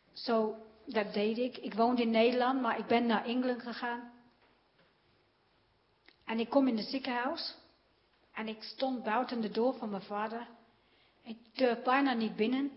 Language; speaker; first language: Dutch; non-native, fluent; English